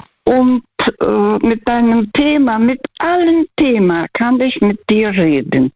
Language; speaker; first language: German; non-native, local second language; Russian